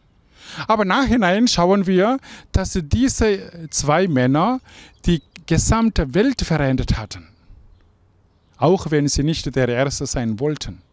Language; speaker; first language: German; non-native, fluent; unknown